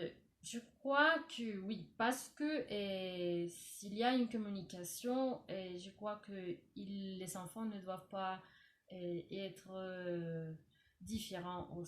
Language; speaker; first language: French; non-native, learner; Spanish